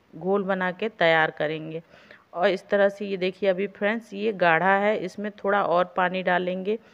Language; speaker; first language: Hindi; native; Hindi